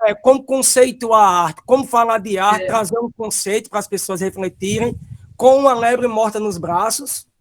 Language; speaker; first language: Portuguese; native; Portuguese